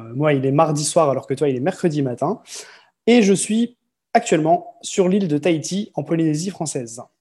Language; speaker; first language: French; native; French